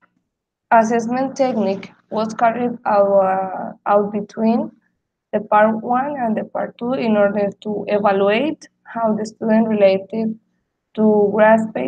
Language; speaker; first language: English; non-native, learner; Spanish